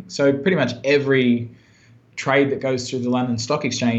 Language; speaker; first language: English; native; English